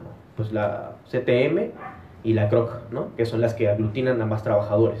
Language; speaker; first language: Spanish; native; Spanish